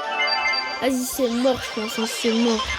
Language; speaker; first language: French; native; French